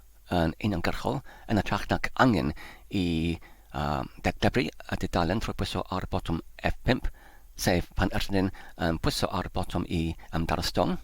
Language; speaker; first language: Welsh; non-native, fluent; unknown